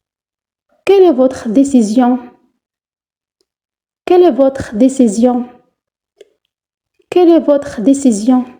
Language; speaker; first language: French; non-native, fluent; Arabic